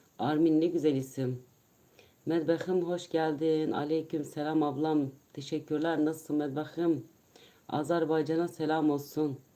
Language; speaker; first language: Turkish; native; Turkish